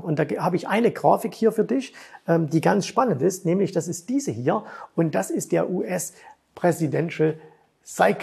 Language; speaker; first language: German; native; German